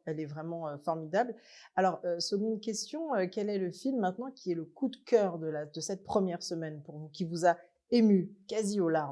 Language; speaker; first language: French; native; French